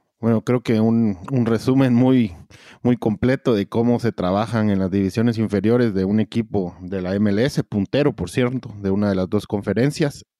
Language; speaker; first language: Spanish; native; Spanish